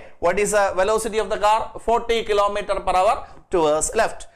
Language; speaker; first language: English; non-native, local second language; Malayalam